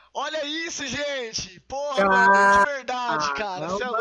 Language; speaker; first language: Portuguese; native; Portuguese